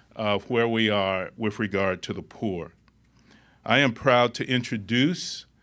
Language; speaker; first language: English; native; English